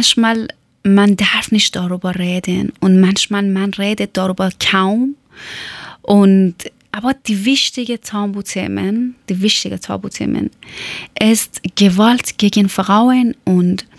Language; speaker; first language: German; non-native, learner; Persian